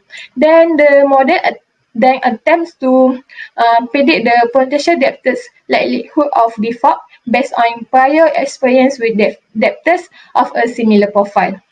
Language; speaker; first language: English; non-native, local second language; Malay